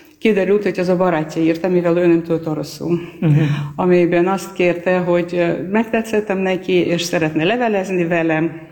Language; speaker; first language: Hungarian; non-native, fluent; Armenian